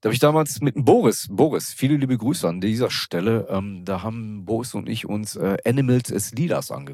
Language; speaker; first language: German; native; German